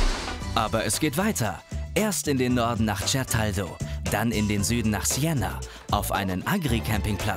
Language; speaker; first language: German; native; German